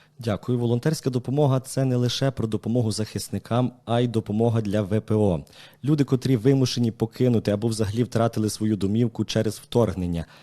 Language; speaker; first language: Ukrainian; native; Ukrainian